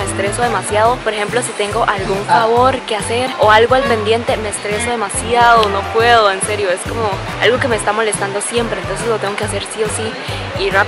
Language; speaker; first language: Spanish; early bilingual, other home language; Cantonese